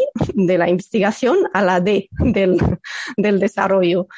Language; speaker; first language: Spanish; non-native, fluent; Arabic